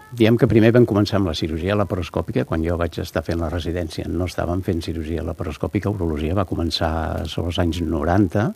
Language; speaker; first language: Catalan; native; Catalan